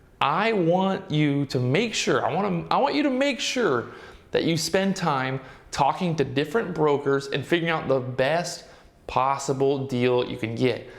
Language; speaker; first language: English; native; English